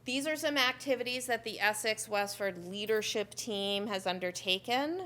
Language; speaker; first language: English; native; English